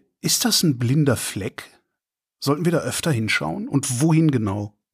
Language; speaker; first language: German; native; German